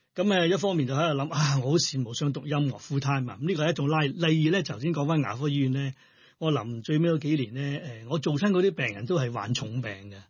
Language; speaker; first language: Cantonese; non-native, local second language; Hakka Chinese